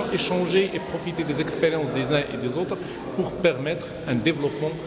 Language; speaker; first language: French; non-native, local second language; Arabic